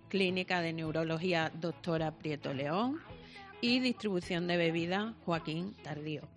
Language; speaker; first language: Spanish; native; Spanish